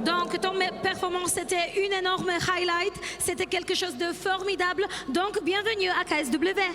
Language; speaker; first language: French; non-native, fluent; Polish